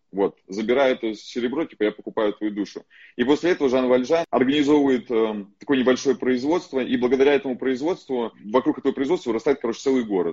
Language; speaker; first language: Russian; native; Russian